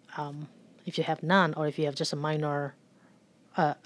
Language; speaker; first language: English; early bilingual, other home language; Burmese